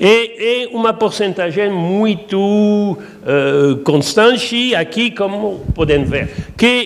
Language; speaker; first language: Portuguese; non-native, learner; French